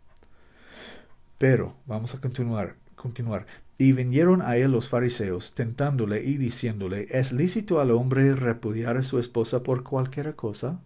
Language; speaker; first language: Spanish; non-native, learner; English